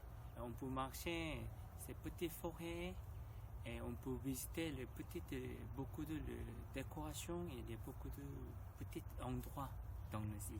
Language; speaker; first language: French; non-native, learner; Korean